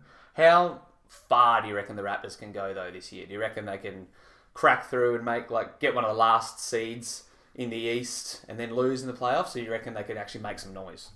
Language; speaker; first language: English; native; English